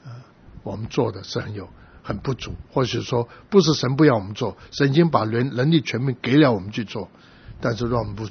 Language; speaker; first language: Chinese; native; Chinese